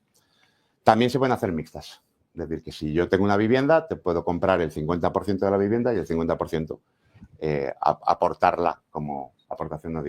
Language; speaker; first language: Spanish; native; Spanish